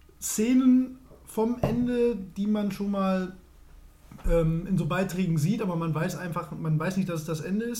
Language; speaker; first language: German; native; German